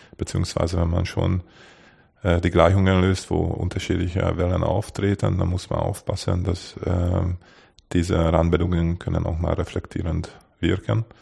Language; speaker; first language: German; non-native, fluent; Hungarian